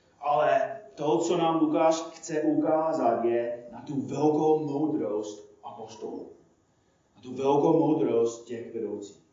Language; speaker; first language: Czech; non-native, fluent; English